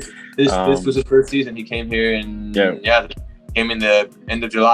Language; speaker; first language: English; native; English